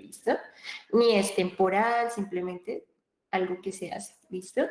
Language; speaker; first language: Spanish; native; Spanish